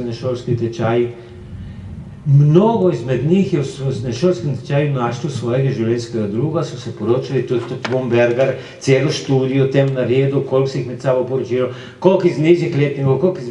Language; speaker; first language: Slovenian; early bilingual, heritage; Slovenian